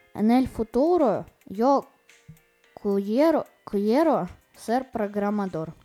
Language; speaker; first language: Spanish; non-native, learner; Russian